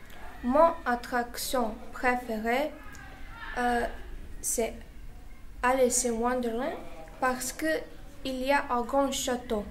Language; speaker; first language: French; non-native, learner; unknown